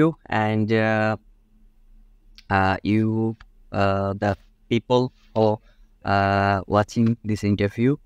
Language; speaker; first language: English; non-native, local second language; Bangla